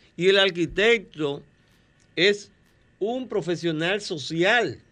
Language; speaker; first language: Spanish; native; Spanish